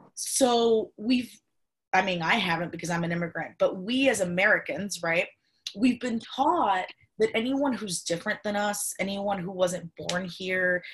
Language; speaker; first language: English; early bilingual, other home language; Spanish